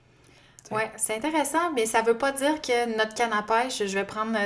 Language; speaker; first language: French; native; French